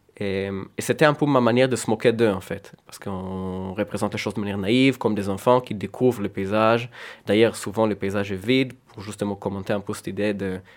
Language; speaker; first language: French; non-native, fluent; Hebrew